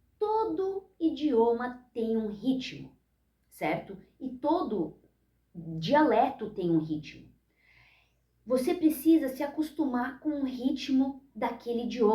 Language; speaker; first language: Portuguese; early bilingual, heritage; Portuguese